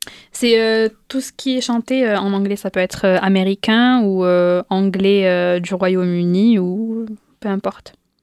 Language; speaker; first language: French; non-native, local second language; Arabic